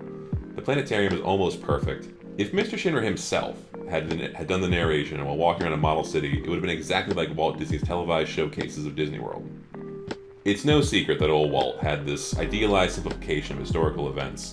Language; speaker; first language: English; native; English